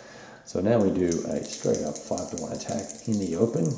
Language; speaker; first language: English; native; English